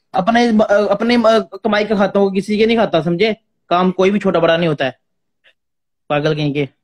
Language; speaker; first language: Hindi; native; Hindi